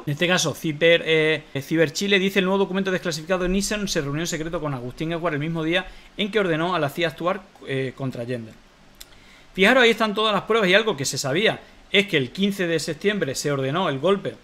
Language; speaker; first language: Spanish; native; Spanish